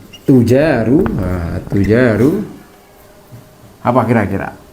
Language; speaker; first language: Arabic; non-native, fluent; Indonesian